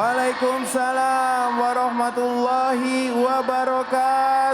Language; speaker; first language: Indonesian; native; Indonesian